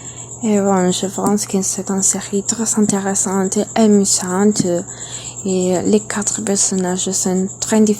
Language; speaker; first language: French; non-native, learner; Spanish